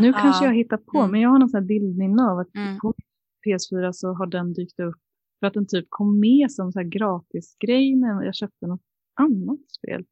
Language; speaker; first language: Swedish; native; Swedish